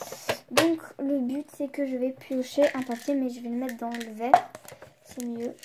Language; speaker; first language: French; native; French